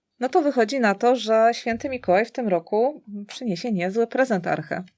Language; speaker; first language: Polish; native; Polish